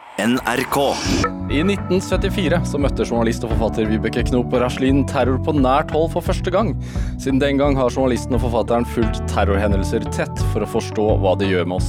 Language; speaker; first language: Norwegian; native; Norwegian